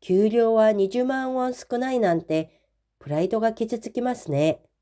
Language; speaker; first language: Japanese; non-native, fluent; Korean